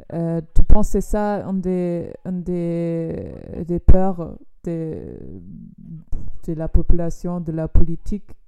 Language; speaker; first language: French; non-native, fluent; German